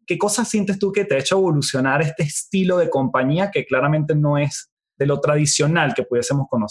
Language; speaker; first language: Spanish; native; Spanish